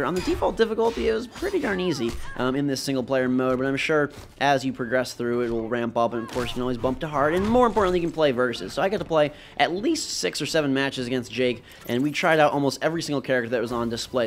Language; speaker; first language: English; native; English